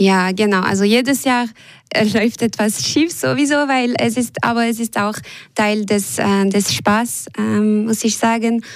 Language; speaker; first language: German; non-native, local second language; French